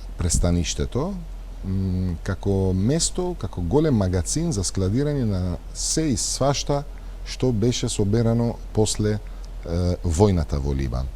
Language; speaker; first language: Macedonian; non-native, fluent; Arabic